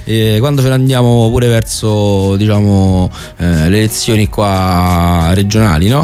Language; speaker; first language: Italian; native; Italian